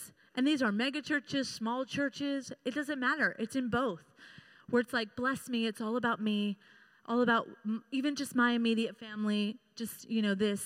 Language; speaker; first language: English; native; English